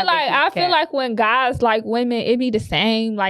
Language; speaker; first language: English; native; English